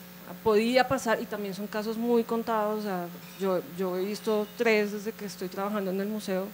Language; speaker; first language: Spanish; native; Spanish